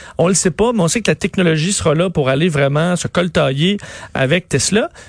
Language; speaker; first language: French; native; French